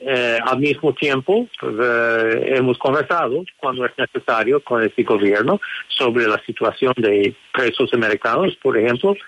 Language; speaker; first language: Spanish; non-native, fluent; English